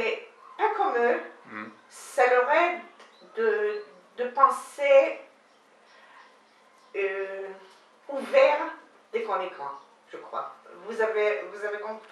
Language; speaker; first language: French; non-native, learner; Hebrew